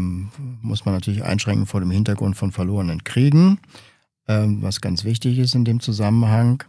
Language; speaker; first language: German; native; German